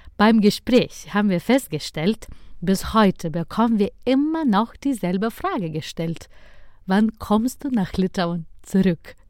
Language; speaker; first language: German; non-native, fluent; Lithuanian